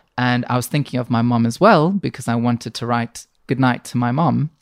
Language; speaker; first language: English; native; English